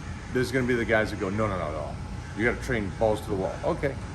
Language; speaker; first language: English; native; English